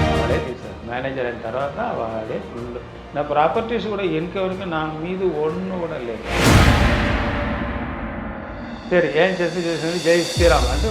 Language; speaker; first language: Telugu; non-native, learner; Tamil